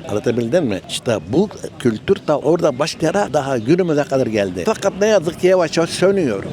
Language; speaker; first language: Turkish; non-native, local second language; Arabic